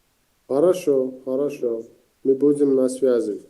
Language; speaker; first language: Russian; non-native, fluent; Armenian